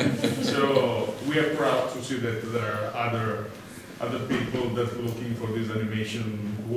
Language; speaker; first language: English; non-native, fluent; Italian